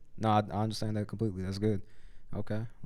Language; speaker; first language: English; native; English